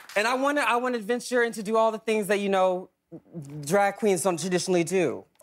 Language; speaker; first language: English; native; English